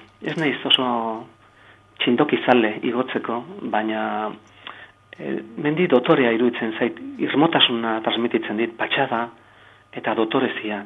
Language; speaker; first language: Basque; native; Basque